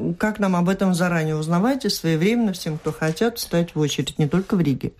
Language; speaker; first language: Russian; native; Russian